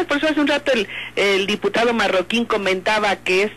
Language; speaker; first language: Spanish; native; Spanish